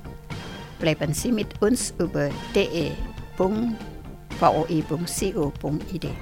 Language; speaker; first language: German; non-native, fluent; Indonesian